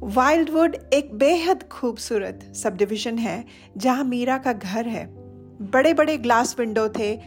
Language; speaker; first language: Hindi; non-native, local second language; Odia